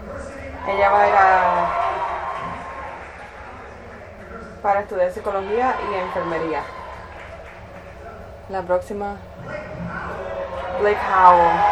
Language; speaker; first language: Spanish; early bilingual, heritage; Spanish